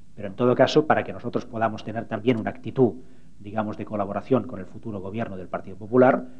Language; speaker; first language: Spanish; non-native, local second language; Catalan